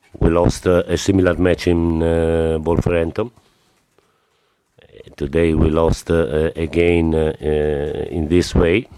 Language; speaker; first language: English; non-native, fluent; Italian